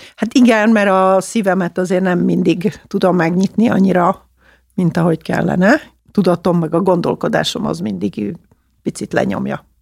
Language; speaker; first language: Hungarian; early bilingual, heritage; Czech